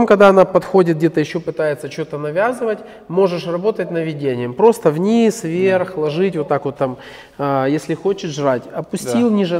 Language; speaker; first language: Russian; native; Russian